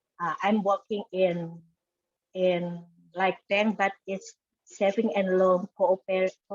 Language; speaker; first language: English; non-native, learner; Indonesian